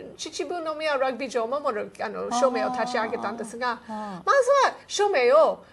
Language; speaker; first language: Japanese; non-native, fluent; English